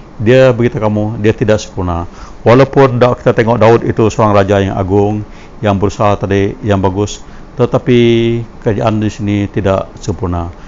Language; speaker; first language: Malay; non-native, local second language; Iban